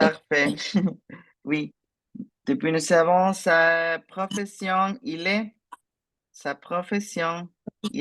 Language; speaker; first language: French; non-native, fluent; Spanish